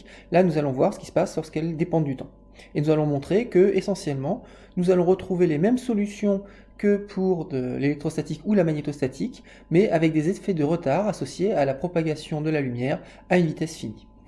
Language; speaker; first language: French; native; French